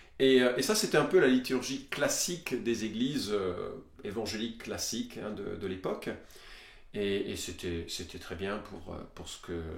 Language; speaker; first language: French; native; French